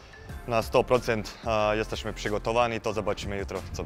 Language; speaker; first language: Polish; non-native, learner; Croatian